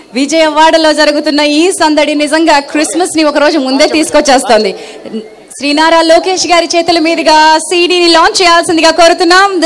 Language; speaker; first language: Telugu; native; Telugu